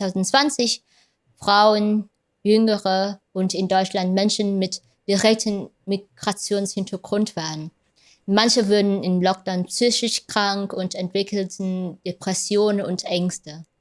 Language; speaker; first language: German; non-native, fluent; Vietnamese